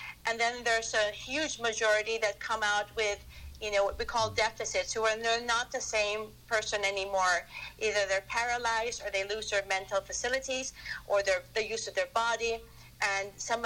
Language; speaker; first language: English; non-native, local second language; Filipino